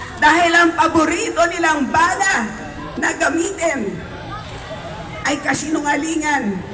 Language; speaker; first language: Filipino; native; Filipino